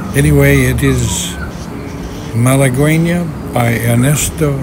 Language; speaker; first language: English; native; English